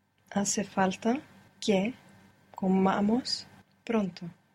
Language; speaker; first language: Spanish; non-native, learner; English